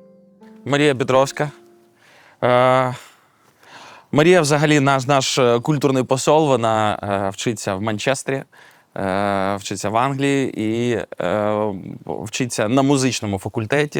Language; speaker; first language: Ukrainian; native; Ukrainian